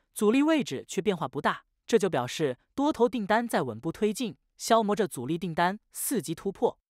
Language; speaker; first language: Chinese; native; Chinese